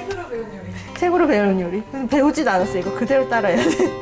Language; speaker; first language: Korean; native; Korean